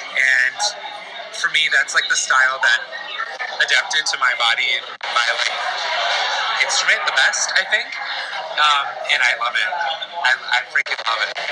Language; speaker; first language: English; early bilingual, other home language; Polish